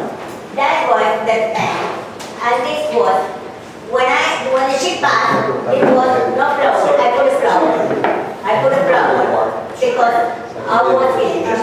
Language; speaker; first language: English; non-native, learner; Spanish